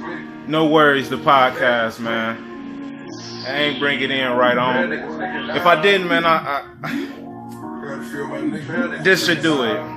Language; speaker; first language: English; native; English